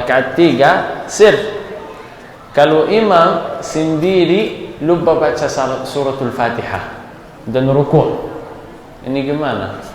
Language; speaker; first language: Indonesian; non-native, learner; Arabic